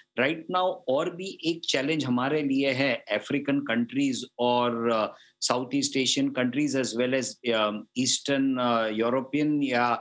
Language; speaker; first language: Hindi; non-native, local second language; Gujarati